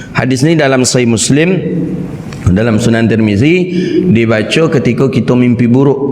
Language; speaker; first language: Malay; non-native, local second language; Minangkabau